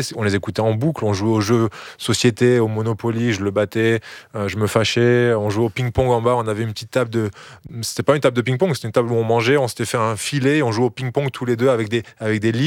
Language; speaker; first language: French; native; French